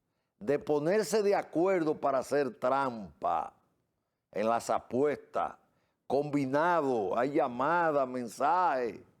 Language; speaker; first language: Spanish; native; Spanish